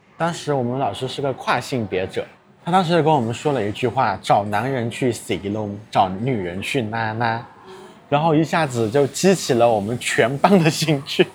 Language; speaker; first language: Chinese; native; Chinese